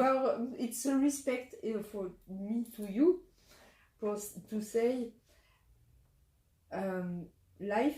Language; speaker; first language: English; non-native, learner; French